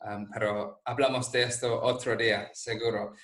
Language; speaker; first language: Spanish; non-native, fluent; English